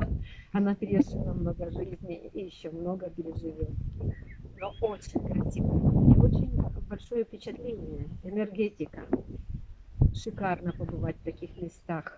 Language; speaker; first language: Russian; native; Russian